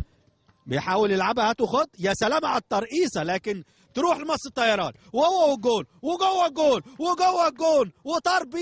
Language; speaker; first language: Arabic; native; Arabic